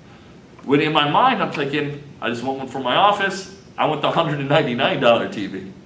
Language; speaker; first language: English; native; English